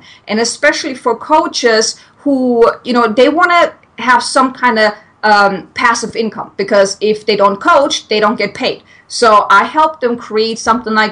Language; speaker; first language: English; non-native, fluent; German